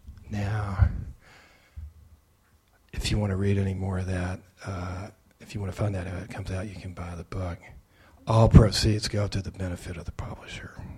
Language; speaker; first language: English; native; English